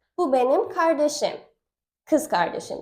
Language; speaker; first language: Turkish; non-native, fluent; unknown